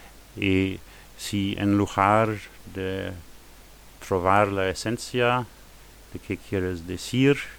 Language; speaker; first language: Spanish; non-native, fluent; German